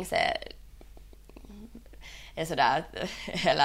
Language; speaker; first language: Swedish; non-native, local second language; Finnish